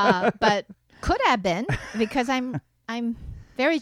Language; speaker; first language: English; non-native, fluent; Japanese